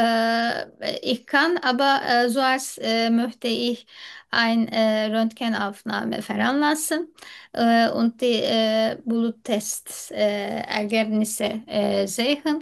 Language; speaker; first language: German; non-native, learner; Turkish